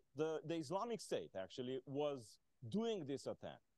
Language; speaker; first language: English; non-native, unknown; Romanian